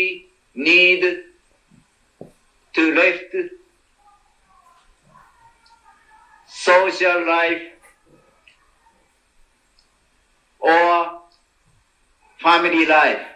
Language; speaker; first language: English; non-native, learner; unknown